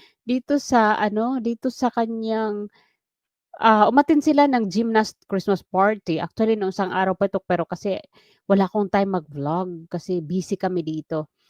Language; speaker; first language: Filipino; non-native, local second language; Waray